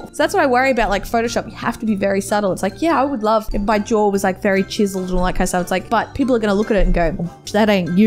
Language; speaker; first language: English; native; English